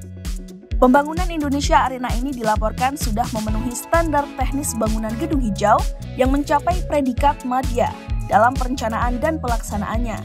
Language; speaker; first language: Indonesian; native; Indonesian